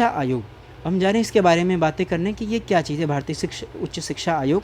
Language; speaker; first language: Hindi; native; Hindi